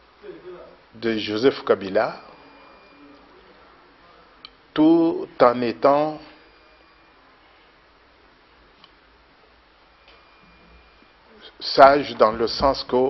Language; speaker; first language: French; non-native, local second language; Luba-Lulua